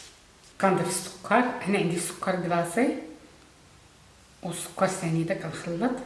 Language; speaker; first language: Arabic; native; Arabic